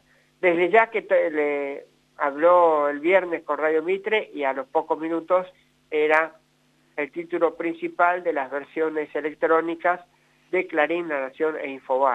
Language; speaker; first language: Spanish; native; Spanish